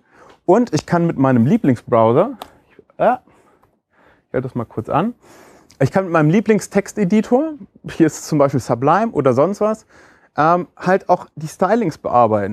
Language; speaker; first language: German; native; German